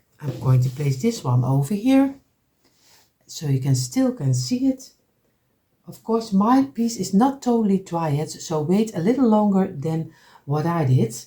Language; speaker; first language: English; non-native, fluent; Dutch